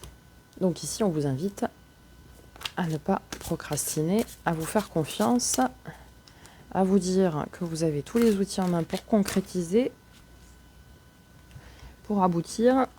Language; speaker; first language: French; native; French